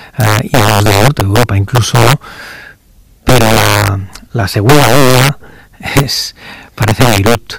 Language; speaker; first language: Spanish; native; Spanish